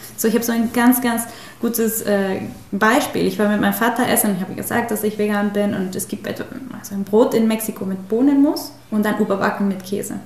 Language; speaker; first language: German; non-native, fluent; Spanish